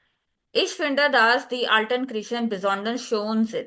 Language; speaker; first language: German; non-native, learner; Hindi